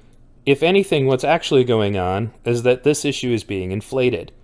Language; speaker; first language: English; native; English